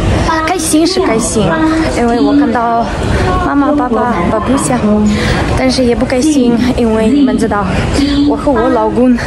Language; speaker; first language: Chinese; non-native, learner; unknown